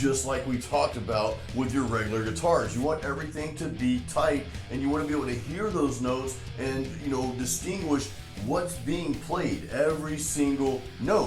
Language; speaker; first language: English; native; English